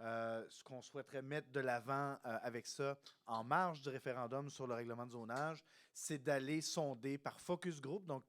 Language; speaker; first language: French; native; French